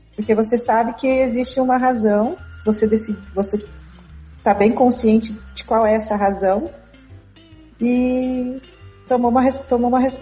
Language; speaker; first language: Portuguese; native; Portuguese